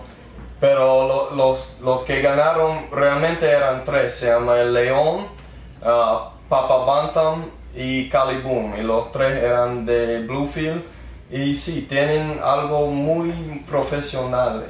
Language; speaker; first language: Spanish; early bilingual, heritage; English